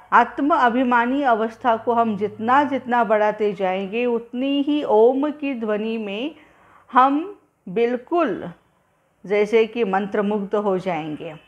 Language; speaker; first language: Hindi; non-native, local second language; Marathi